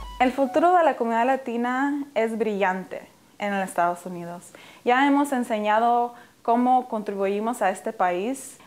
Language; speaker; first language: Spanish; early bilingual, heritage; English